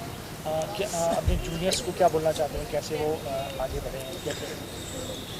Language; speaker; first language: Hindi; native; Hindi